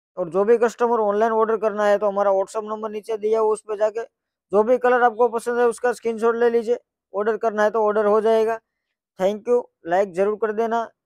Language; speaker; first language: Hindi; non-native, local second language; Gujarati